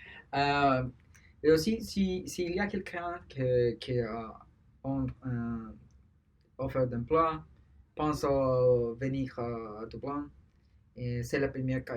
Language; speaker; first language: French; non-native, learner; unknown